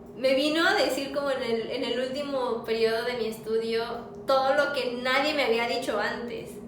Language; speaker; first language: Spanish; native; Spanish